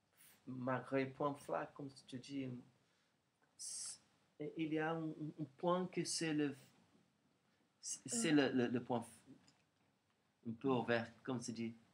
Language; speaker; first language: French; non-native, learner; Portuguese